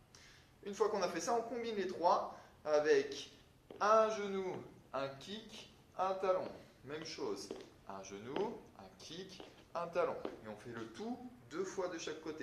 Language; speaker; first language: French; native; French